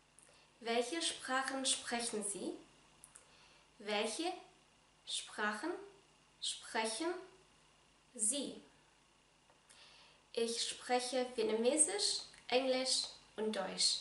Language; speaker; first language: German; non-native, fluent; Vietnamese